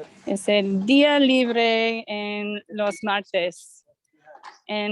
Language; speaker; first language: Spanish; non-native, learner; English